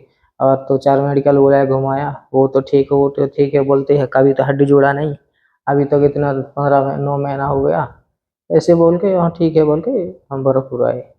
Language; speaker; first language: Hindi; non-native, local second language; Odia